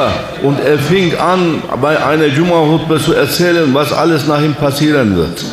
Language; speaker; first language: German; non-native, fluent; Turkish